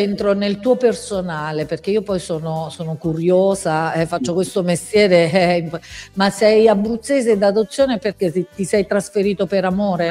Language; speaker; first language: Italian; native; Italian